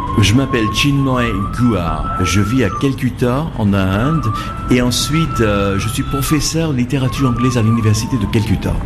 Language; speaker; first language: French; non-native, fluent; Bangla